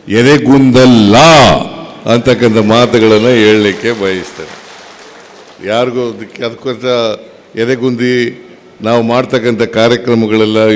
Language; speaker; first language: Kannada; native; Kannada